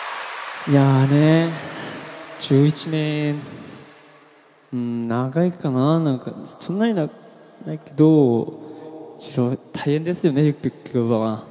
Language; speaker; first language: Japanese; non-native, learner; Korean